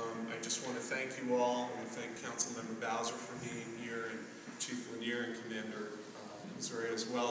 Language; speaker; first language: English; native; English